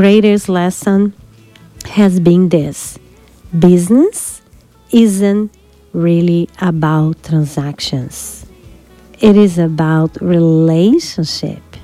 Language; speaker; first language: English; non-native, fluent; Portuguese